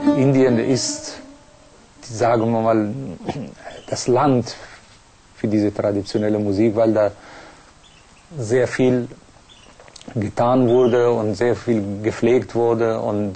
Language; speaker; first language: German; non-native, fluent; Persian